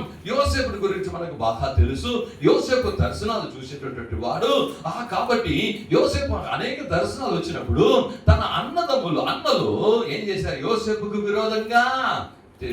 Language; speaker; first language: Telugu; native; Telugu